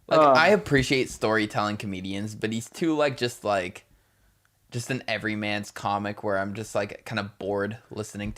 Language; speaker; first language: English; native; English